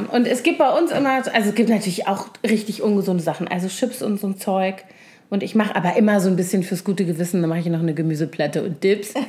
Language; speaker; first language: German; native; German